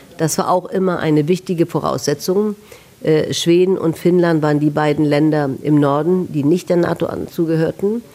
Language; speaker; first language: German; native; German